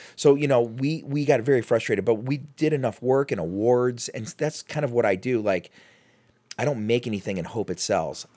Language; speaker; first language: English; native; English